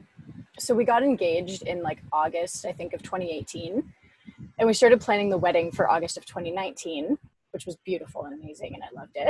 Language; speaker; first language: English; native; English